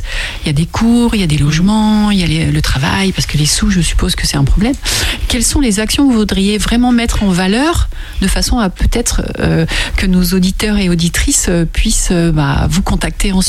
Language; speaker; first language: French; native; French